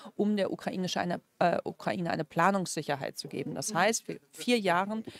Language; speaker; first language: German; native; German